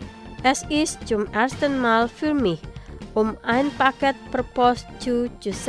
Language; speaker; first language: German; non-native, learner; Indonesian